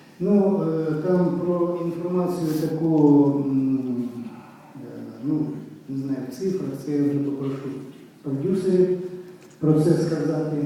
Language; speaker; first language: Ukrainian; native; Ukrainian